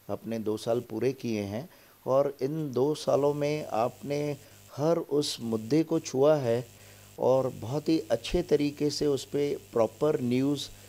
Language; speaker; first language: Hindi; native; Hindi